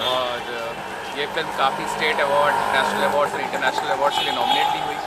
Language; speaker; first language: Hindi; non-native, local second language; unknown